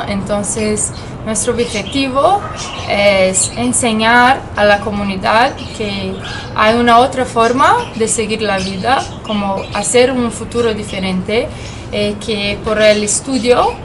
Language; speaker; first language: Spanish; non-native, fluent; French